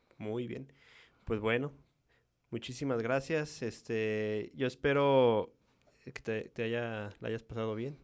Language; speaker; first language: Spanish; native; Spanish